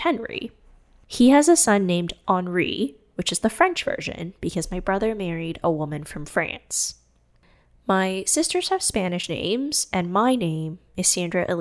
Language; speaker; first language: English; non-native, fluent; Cantonese